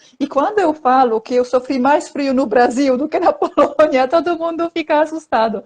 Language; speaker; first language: Portuguese; non-native, fluent; Polish